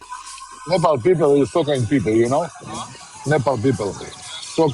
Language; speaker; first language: English; non-native, learner; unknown